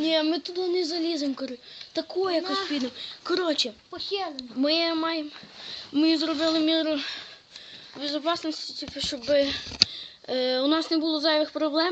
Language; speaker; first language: Ukrainian; native; Ukrainian